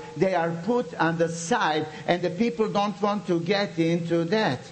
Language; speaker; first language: English; non-native, fluent; Bosnian